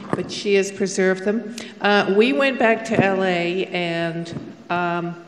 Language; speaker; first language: English; native; English